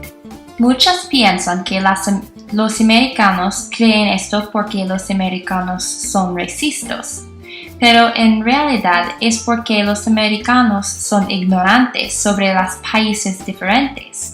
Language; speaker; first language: Spanish; non-native, learner; English